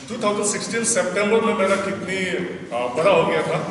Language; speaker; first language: Hindi; non-native, local second language; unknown